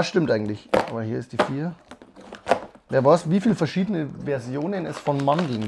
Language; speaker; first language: German; native; German